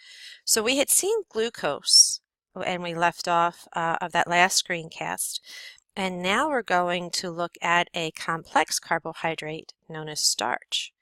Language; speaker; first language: English; native; English